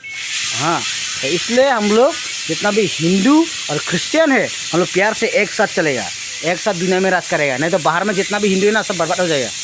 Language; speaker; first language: Hindi; non-native, local second language; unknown